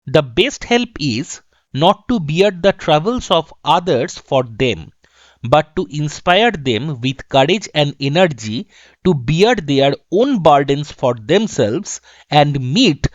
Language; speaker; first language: English; non-native, local second language; Bangla